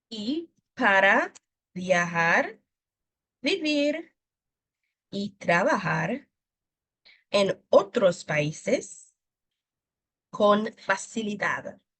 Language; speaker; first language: Spanish; non-native, fluent; English